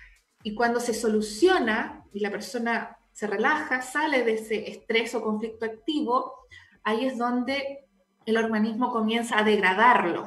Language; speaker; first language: Spanish; native; Spanish